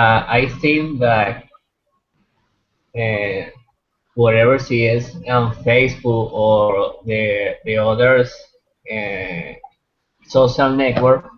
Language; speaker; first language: English; non-native, learner; Spanish